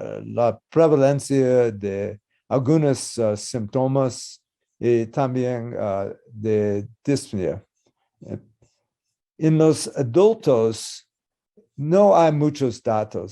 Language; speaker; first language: Spanish; non-native, learner; English